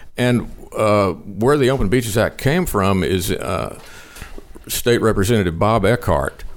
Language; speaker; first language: English; native; English